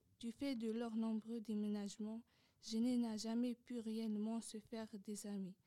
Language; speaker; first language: French; non-native, local second language; Arabic